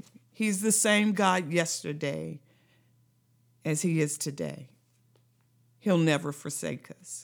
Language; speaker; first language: English; native; English